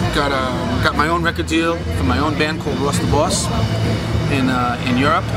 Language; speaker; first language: English; native; English